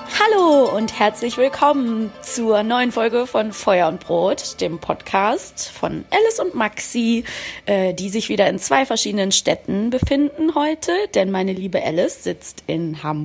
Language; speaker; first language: German; native; German